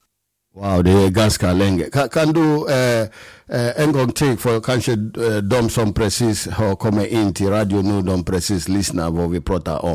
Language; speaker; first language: Swedish; non-native, fluent; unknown